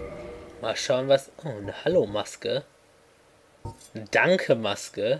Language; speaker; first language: German; native; German